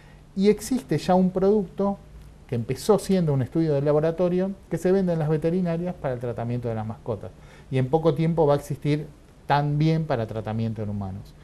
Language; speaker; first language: Spanish; native; Spanish